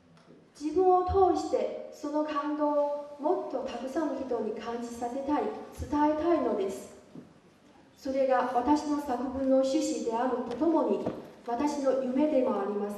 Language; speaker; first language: Japanese; non-native, fluent; Chinese